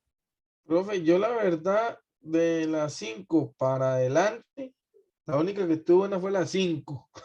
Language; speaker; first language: Spanish; native; Spanish